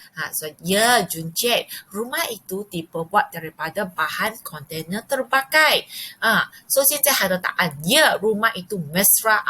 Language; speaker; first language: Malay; non-native, local second language; Chinese